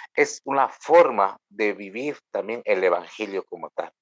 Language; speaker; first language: Spanish; non-native, local second language; Kʼicheʼ